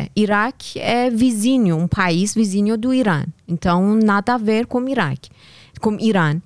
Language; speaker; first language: Portuguese; non-native, learner; Persian